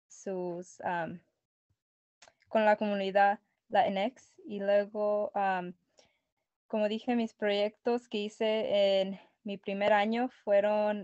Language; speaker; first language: Spanish; early bilingual, other home language; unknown